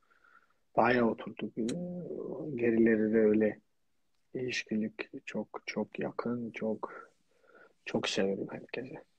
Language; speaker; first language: Turkish; non-native, fluent; Georgian